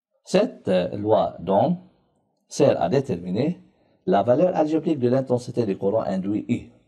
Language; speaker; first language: French; non-native, local second language; Arabic